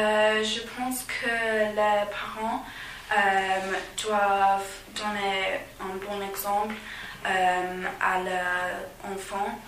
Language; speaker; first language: French; non-native, learner; English